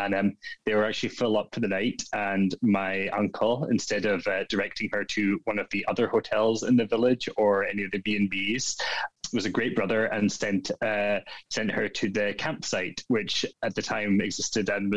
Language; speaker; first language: English; native; English